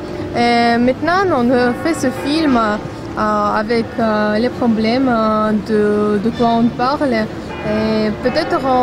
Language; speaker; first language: French; non-native, fluent; Russian